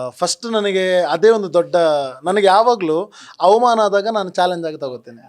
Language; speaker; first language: Kannada; non-native, local second language; Tulu